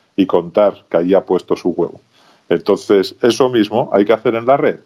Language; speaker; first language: Spanish; native; Spanish